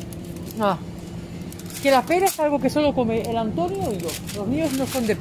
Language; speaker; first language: Spanish; native; Spanish